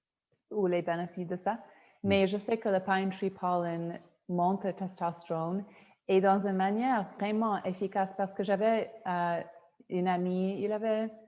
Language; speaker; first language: French; non-native, fluent; Polish